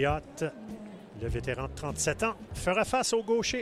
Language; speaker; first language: French; native; French